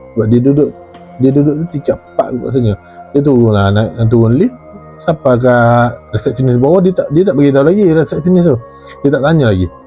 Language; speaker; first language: Malay; native; Malay